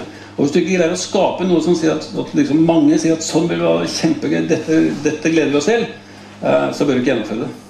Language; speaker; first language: Norwegian; native; Norwegian